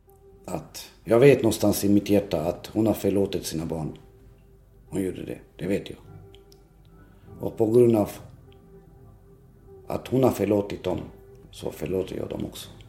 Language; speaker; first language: Swedish; early bilingual, other home language; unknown